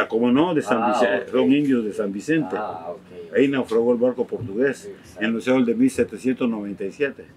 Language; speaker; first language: Spanish; native; Spanish